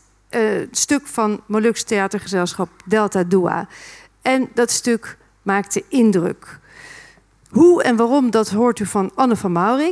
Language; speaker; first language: Dutch; native; Dutch